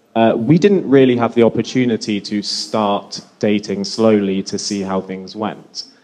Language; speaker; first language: English; native; English